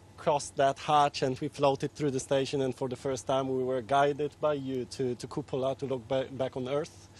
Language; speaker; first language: English; non-native, fluent; Polish